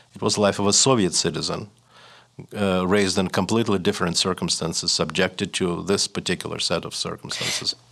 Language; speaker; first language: English; non-native, fluent; Russian